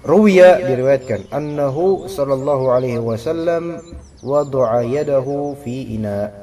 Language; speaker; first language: Arabic; non-native, fluent; Indonesian